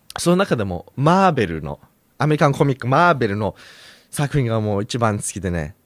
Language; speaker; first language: Japanese; native; Japanese